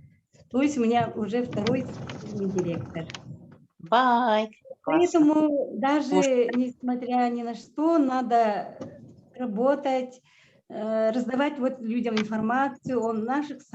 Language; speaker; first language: Russian; non-native, local second language; Yakut